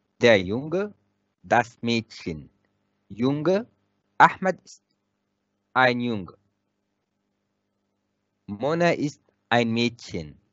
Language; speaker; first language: German; non-native, fluent; Arabic